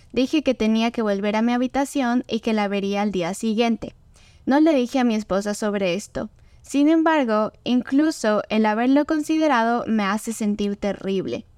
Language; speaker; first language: Spanish; native; Spanish